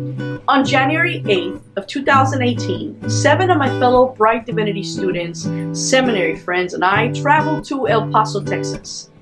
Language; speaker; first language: English; non-native, local second language; Spanish